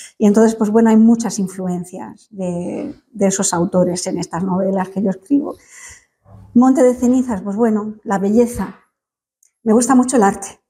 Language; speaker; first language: Spanish; non-native, fluent; English